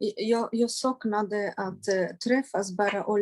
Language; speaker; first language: Swedish; non-native, fluent; Polish